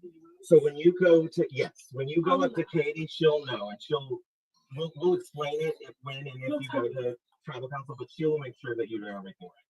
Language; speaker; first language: English; native; English